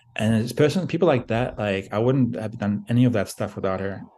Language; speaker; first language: English; native; English